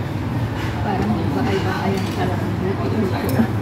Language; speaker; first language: Filipino; non-native, local second language; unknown